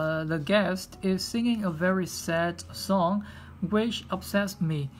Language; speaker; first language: English; non-native, fluent; Vietnamese